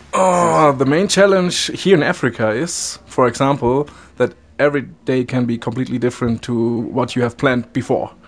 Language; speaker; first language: English; non-native, fluent; German